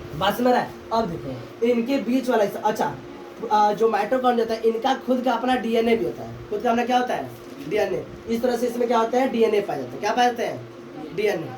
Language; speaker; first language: Hindi; native; Hindi